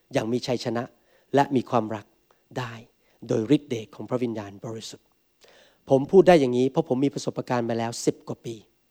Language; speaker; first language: Thai; native; Thai